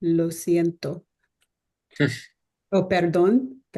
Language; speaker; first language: Spanish; non-native, learner; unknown